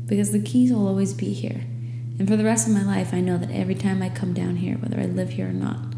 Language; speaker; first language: English; native; English